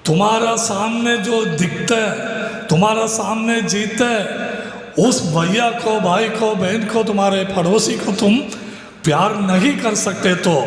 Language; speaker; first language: Hindi; non-native, local second language; Malayalam